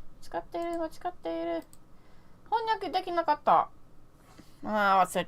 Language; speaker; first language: Japanese; non-native, learner; English